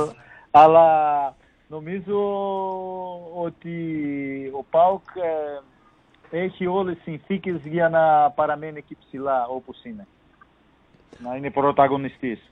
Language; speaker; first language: Greek; non-native, fluent; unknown